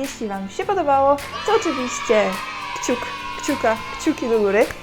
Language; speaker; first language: Polish; non-native, fluent; French